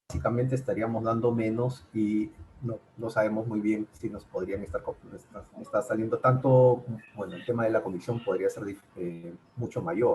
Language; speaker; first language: Spanish; native; Spanish